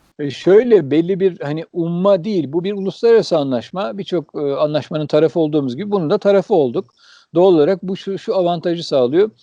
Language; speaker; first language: Turkish; early bilingual, heritage; Turkish